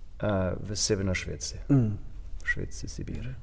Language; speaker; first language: Russian; non-native, learner; Swedish